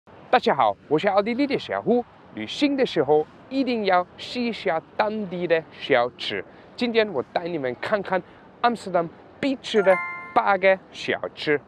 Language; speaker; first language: Chinese; non-native, fluent; German